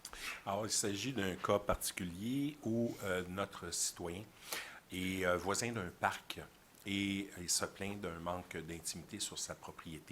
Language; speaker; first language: French; native; French